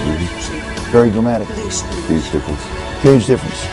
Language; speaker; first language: English; native; English